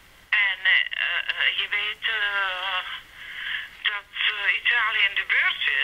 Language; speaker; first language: Dutch; non-native, learner; Serbian